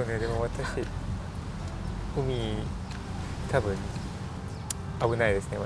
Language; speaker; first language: Japanese; non-native, learner; English